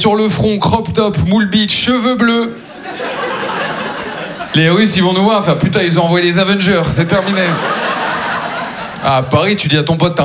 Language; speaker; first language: French; native; French